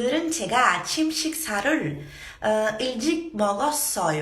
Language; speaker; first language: Korean; non-native, fluent; Portuguese